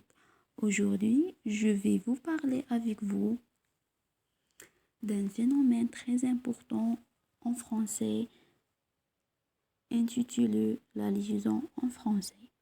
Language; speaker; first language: French; non-native, local second language; Arabic